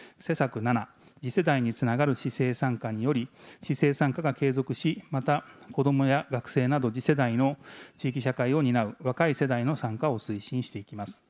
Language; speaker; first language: Japanese; native; Japanese